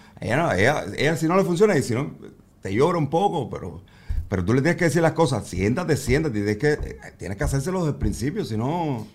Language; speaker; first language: Spanish; native; Spanish